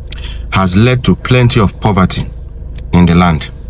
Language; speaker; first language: English; non-native, local second language; Igbo